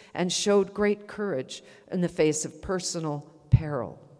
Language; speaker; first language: English; native; English